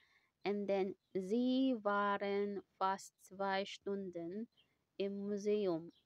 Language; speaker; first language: German; non-native, fluent; Filipino